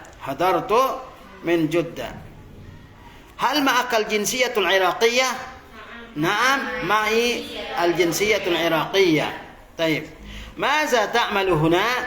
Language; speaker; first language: Arabic; non-native, fluent; Indonesian